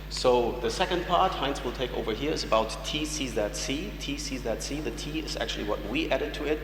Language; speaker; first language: English; non-native, fluent; German